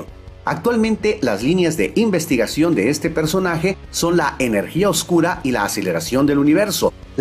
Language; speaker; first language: Spanish; native; Spanish